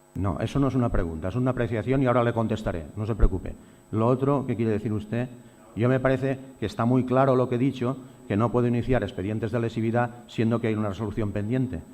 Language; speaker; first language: Spanish; non-native, local second language; Catalan